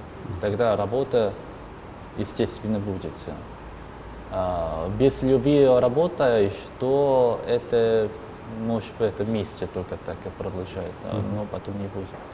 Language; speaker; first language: Russian; non-native, learner; Korean